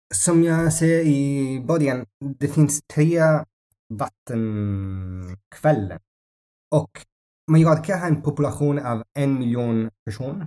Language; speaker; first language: Swedish; non-native, learner; English